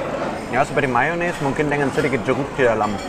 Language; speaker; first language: Indonesian; non-native, fluent; German